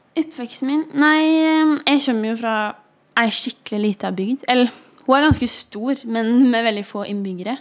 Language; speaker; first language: Norwegian; native; Norwegian